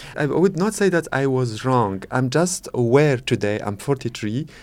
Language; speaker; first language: English; non-native, fluent; Arabic